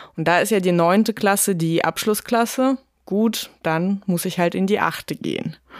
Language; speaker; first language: German; early bilingual, other home language; Russian